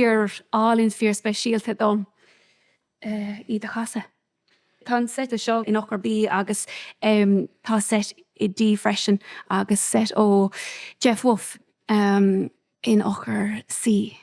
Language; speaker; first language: Irish; non-native, local second language; English